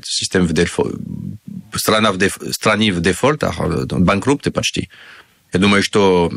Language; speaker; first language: Russian; non-native, learner; French